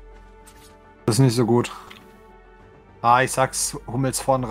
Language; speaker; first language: German; native; German